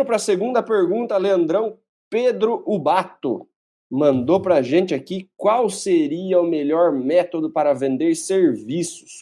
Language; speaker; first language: Portuguese; native; Portuguese